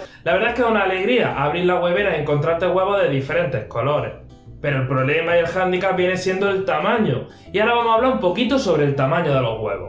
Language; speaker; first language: Spanish; native; Spanish